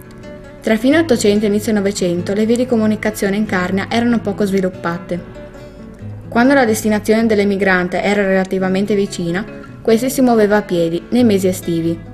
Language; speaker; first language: Italian; native; Italian